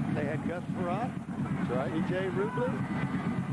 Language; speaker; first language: English; native; English